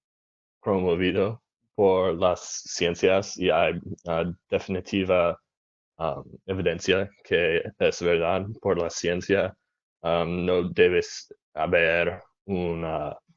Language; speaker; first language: Spanish; non-native, learner; English